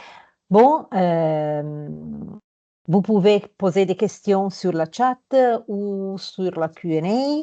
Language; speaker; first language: French; non-native, fluent; Italian